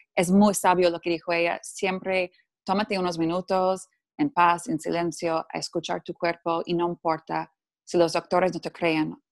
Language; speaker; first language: Spanish; non-native, fluent; English